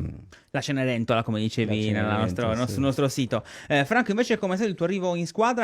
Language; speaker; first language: Italian; native; Italian